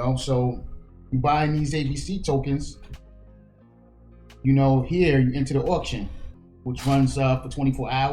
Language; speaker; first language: English; native; English